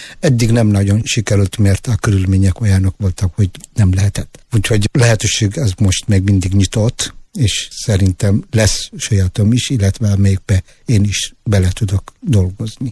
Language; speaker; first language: Hungarian; non-native, fluent; Tigrinya